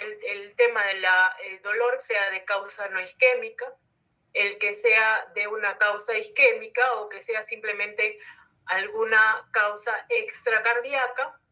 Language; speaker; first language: Spanish; native; Spanish